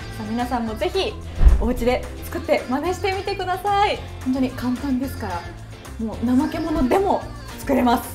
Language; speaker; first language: Japanese; native; Japanese